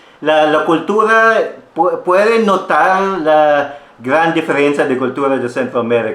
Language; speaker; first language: Spanish; non-native, fluent; Filipino